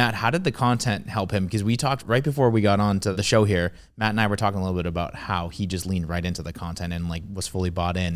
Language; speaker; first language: English; native; English